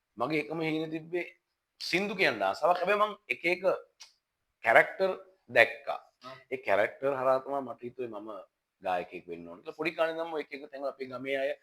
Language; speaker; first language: Sinhala; native; Sinhala